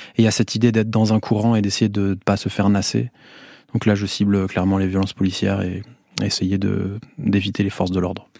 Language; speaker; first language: French; native; French